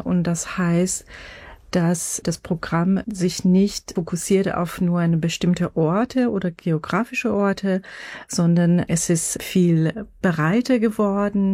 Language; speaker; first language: German; non-native, fluent; Persian